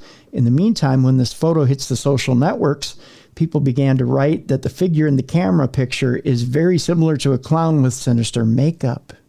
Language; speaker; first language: English; native; English